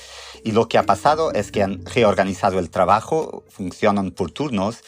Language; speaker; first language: Spanish; non-native, fluent; Portuguese